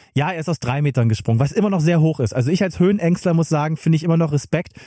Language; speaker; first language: German; native; German